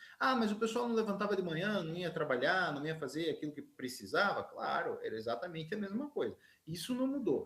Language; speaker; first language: Portuguese; native; Portuguese